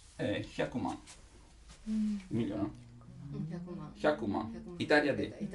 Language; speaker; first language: Japanese; non-native, learner; Italian